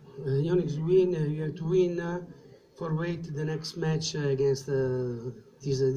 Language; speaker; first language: English; non-native, learner; Italian